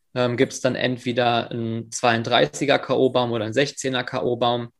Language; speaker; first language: German; early bilingual, other home language; English